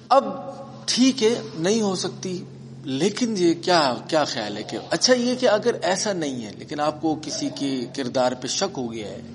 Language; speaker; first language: Urdu; native; Urdu